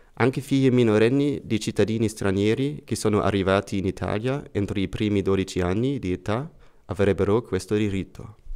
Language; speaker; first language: Italian; non-native, learner; German